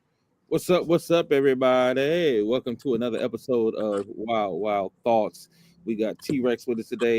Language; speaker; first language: English; native; English